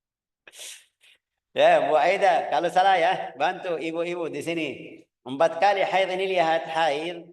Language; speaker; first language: Indonesian; non-native, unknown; Arabic